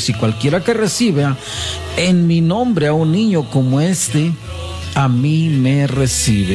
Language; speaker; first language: Spanish; native; Spanish